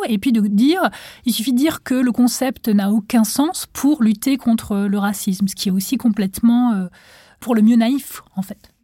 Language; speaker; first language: French; non-native, local second language; Arabic